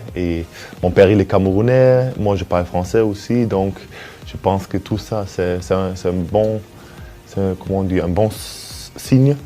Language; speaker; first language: French; early bilingual, heritage; German